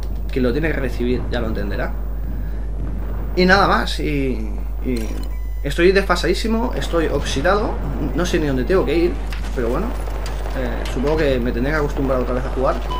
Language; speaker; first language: Spanish; native; Spanish